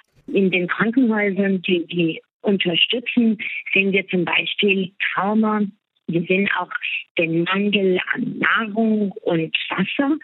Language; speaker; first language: German; non-native, fluent; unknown